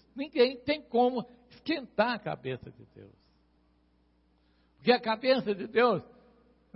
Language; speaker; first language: Portuguese; native; Portuguese